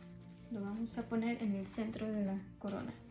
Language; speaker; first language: Spanish; early bilingual, heritage; Spanish